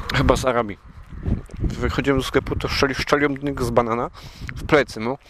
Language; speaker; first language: English; non-native, learner; Polish